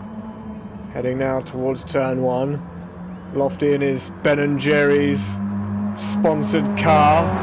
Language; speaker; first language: English; native; English